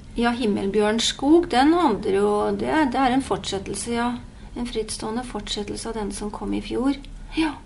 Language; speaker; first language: Norwegian; native; Norwegian